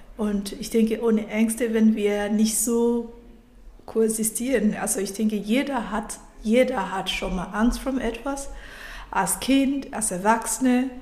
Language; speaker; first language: German; non-native, fluent; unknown